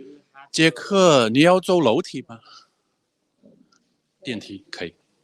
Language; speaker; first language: Chinese; non-native, fluent; English